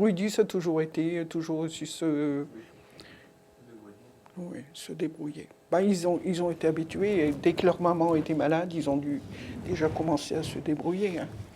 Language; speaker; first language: French; native; French